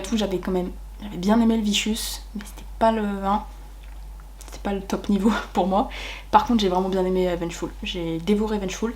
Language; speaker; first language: French; native; French